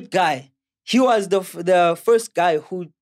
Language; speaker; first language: English; non-native, local second language; Zulu